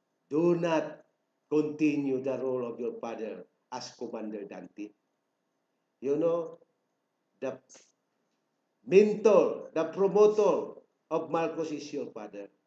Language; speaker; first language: English; non-native, local second language; Tausug